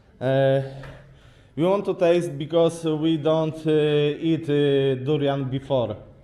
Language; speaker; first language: English; non-native, learner; Polish